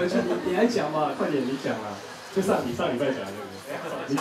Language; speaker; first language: Chinese; native; Chinese